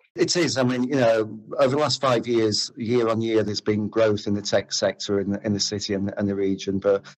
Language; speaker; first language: English; native; English